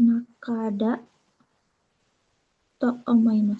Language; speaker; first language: Japanese; non-native, learner; Indonesian